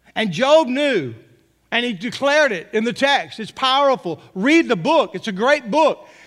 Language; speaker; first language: English; native; English